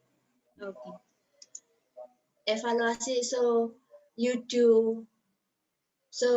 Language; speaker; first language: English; non-native, learner; Indonesian